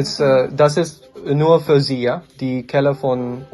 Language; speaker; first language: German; non-native, learner; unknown